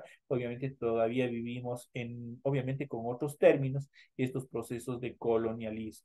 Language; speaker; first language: Spanish; native; Spanish